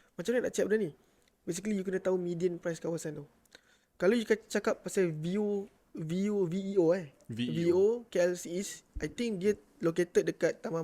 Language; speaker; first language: Malay; native; Malay